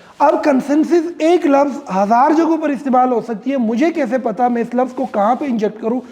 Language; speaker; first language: Urdu; non-native, local second language; Pashto